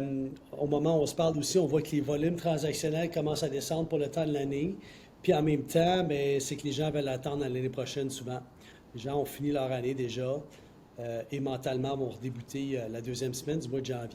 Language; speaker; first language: French; native; French